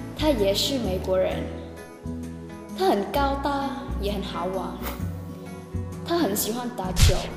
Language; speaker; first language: Chinese; non-native, learner; Vietnamese